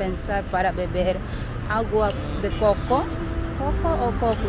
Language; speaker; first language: Portuguese; non-native, local second language; Tetum